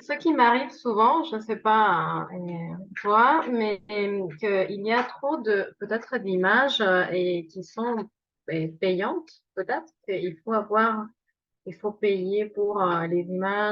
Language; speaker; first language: French; non-native, fluent; Spanish